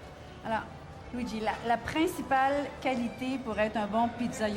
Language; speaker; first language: French; native; French